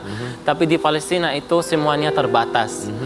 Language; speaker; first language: Indonesian; non-native, fluent; Arabic